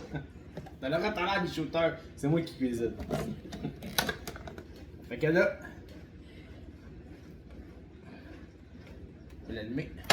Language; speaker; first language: French; native; French